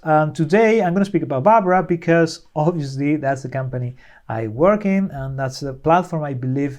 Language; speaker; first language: English; non-native, fluent; Spanish